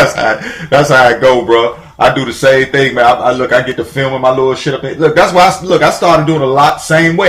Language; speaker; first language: English; native; English